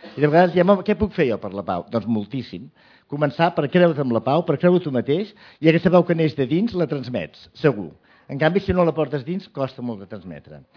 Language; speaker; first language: Catalan; native; Catalan